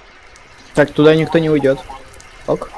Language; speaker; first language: Russian; native; Russian